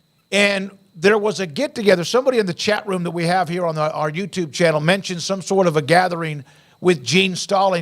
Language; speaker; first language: English; native; English